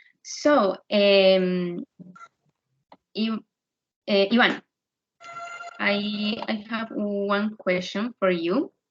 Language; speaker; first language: English; non-native, learner; Spanish